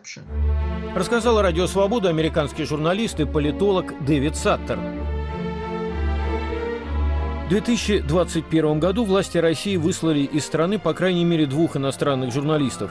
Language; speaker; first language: Russian; native; Russian